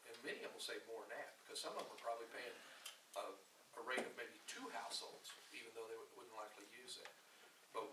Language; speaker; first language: English; native; English